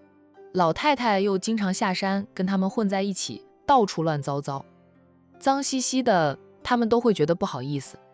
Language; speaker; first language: Chinese; native; Chinese